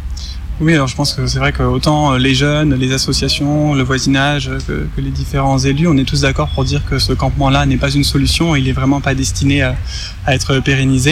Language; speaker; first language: French; native; French